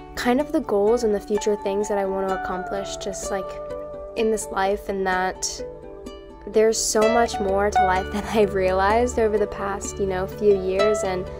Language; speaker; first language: English; native; English